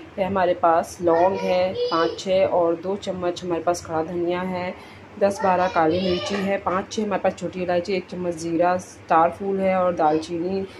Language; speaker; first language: Hindi; native; Hindi